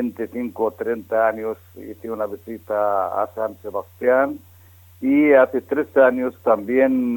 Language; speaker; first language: Spanish; non-native, fluent; Arabic